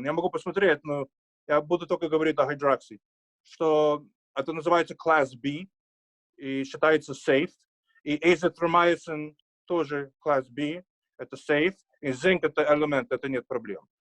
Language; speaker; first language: Russian; early bilingual, heritage; Russian